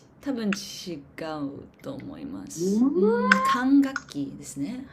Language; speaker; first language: Japanese; non-native, learner; English